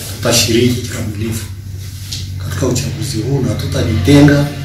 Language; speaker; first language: Swahili; non-native, local second language; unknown